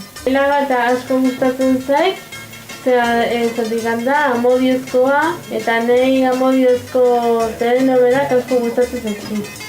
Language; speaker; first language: Basque; non-native, local second language; Spanish